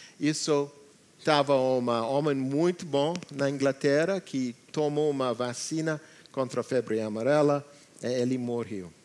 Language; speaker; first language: Portuguese; non-native, learner; English